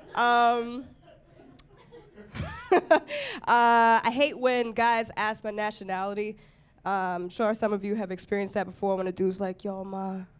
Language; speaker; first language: English; native; English